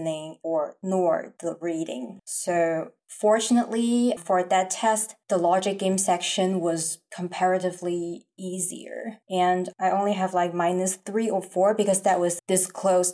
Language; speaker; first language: English; non-native, fluent; Chinese